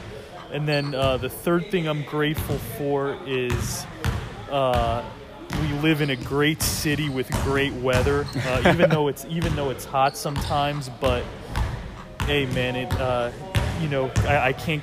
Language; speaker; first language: English; native; English